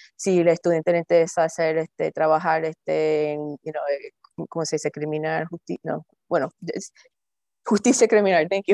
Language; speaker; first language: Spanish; early bilingual, heritage; Spanish